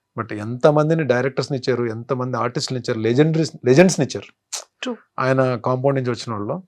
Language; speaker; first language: Telugu; native; Telugu